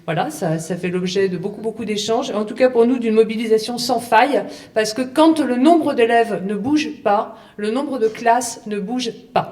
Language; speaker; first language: French; native; French